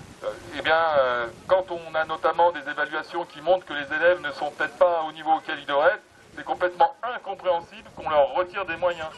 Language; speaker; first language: French; native; French